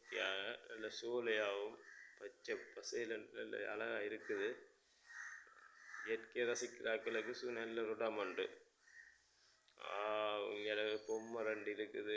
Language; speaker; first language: Tamil; native; Tamil